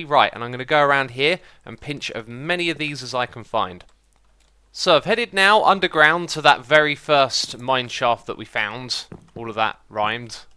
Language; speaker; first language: English; native; English